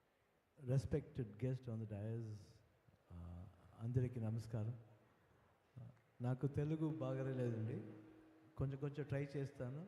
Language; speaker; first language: Telugu; non-native, learner; Kannada